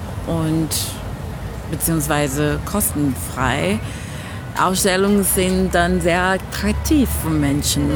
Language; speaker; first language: German; non-native, fluent; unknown